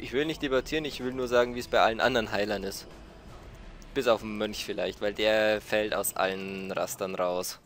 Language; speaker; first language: German; native; German